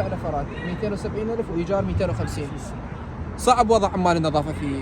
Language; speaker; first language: Arabic; native; Arabic